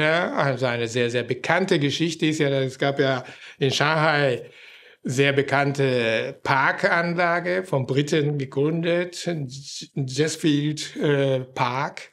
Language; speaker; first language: German; non-native, fluent; Japanese